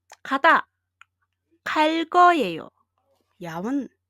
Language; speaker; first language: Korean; non-native, fluent; Mongolian